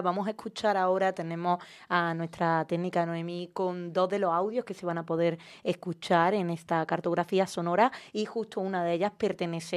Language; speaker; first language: Spanish; native; Spanish